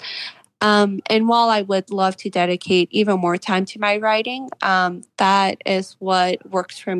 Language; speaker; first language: English; native; English